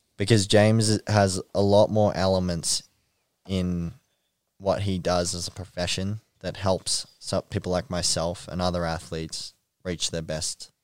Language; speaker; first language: English; native; English